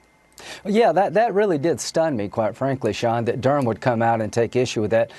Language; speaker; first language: English; native; English